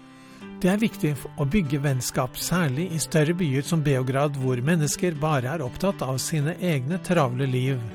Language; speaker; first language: Norwegian; native; Norwegian